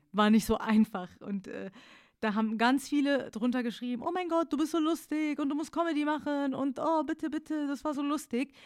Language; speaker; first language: German; early bilingual, other home language; Persian